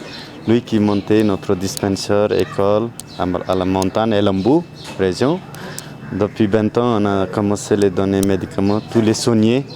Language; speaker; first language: French; non-native, learner; Nepali